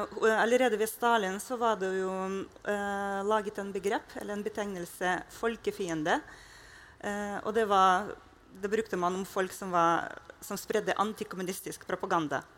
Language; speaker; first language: Norwegian; non-native, fluent; Russian